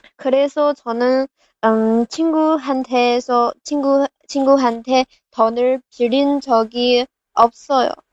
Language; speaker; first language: Korean; non-native, learner; Chinese